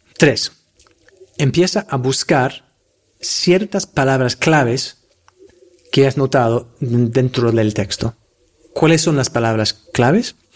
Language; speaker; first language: Spanish; non-native, fluent; English